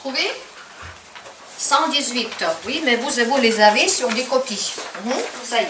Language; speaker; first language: French; non-native, fluent; Ukrainian